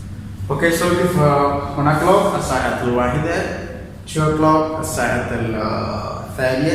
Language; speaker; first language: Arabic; non-native, fluent; Malayalam